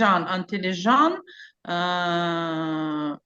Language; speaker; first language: French; non-native, learner; Ukrainian